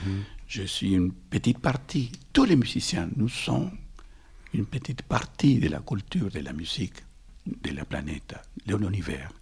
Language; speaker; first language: French; non-native, fluent; Spanish